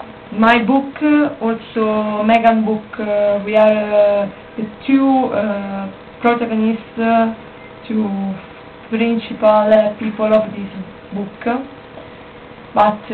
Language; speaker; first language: English; non-native, learner; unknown